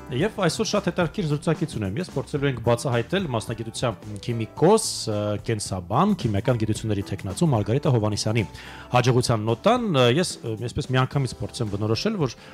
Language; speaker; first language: Armenian; native; Armenian